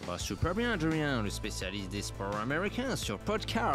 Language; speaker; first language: French; native; French